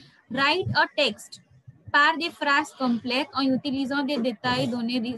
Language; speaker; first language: French; non-native, fluent; Hindi